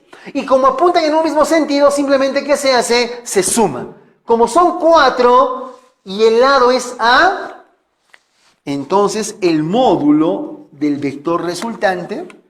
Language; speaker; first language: Spanish; native; Spanish